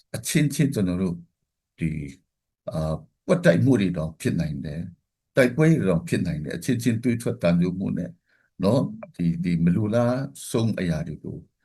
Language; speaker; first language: Burmese; non-native, local second language; Hakha Chin